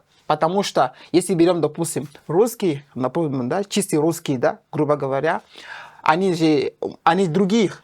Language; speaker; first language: Russian; non-native, fluent; French